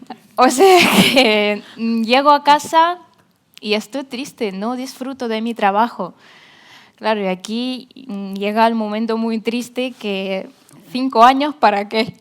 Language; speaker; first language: Spanish; non-native, fluent; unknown